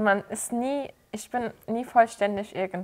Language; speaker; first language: German; early bilingual, other home language; Turkish